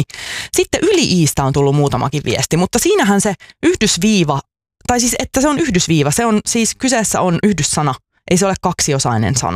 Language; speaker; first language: Finnish; native; Finnish